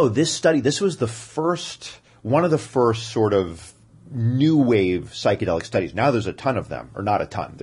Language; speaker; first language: English; native; English